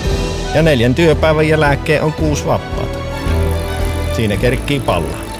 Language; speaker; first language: Finnish; native; Finnish